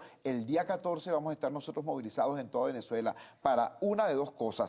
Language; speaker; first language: Spanish; native; Spanish